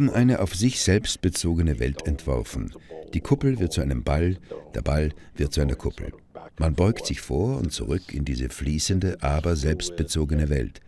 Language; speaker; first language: German; native; German